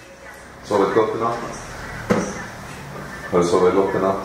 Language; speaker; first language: Swedish; native; Swedish